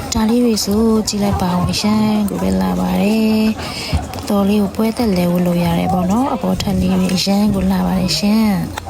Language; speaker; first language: Burmese; non-native, local second language; Hakha Chin